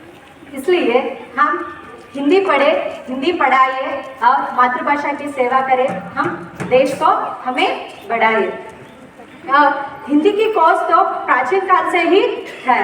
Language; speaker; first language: Hindi; non-native, local second language; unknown